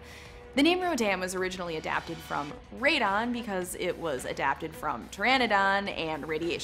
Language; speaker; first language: English; native; English